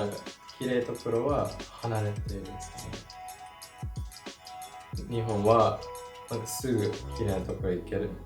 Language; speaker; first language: Japanese; non-native, learner; English